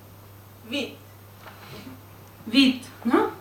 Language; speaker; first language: French; non-native, learner; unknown